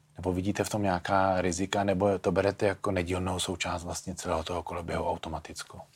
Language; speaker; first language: Czech; native; Czech